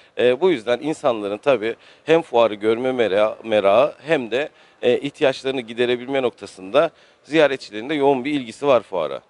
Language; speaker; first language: Turkish; native; Turkish